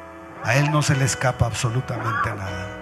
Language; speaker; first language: Spanish; native; Spanish